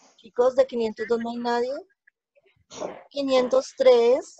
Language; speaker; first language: Spanish; native; Spanish